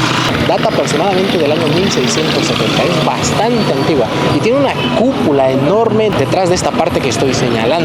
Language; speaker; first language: Spanish; native; Spanish